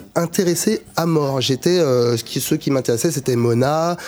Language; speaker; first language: French; native; French